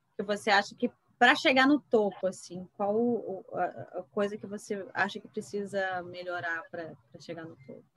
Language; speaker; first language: Portuguese; native; Portuguese